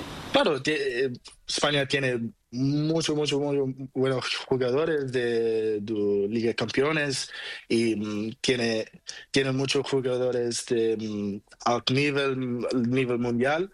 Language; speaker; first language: Spanish; non-native, learner; Portuguese